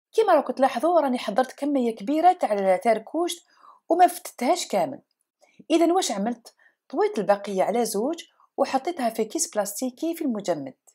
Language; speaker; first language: Arabic; non-native, local second language; Kabyle